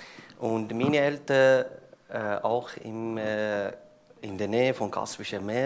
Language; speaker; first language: German; non-native, fluent; Persian